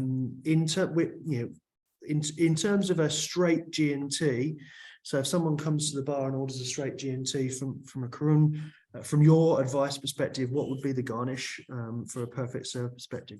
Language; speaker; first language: English; native; English